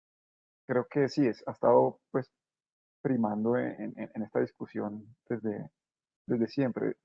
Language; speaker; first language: Spanish; native; Spanish